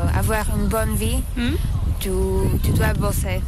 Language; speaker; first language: French; non-native, learner; Slovak